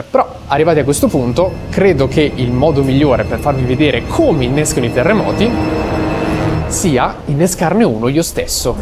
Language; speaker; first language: Italian; native; Italian